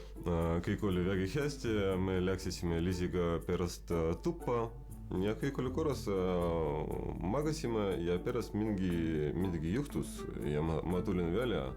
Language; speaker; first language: Estonian; non-native, local second language; Russian